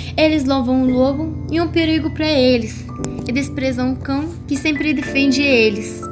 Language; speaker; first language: Portuguese; non-native, fluent; Arabic